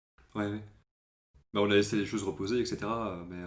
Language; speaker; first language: French; native; French